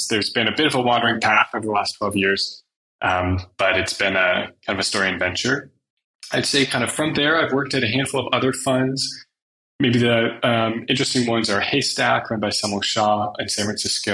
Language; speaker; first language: English; native; English